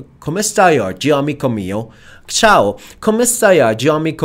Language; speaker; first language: Italian; non-native, learner; Persian